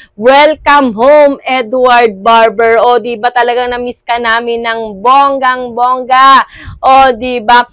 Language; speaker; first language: Filipino; native; Filipino